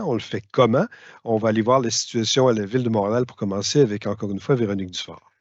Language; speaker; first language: French; native; French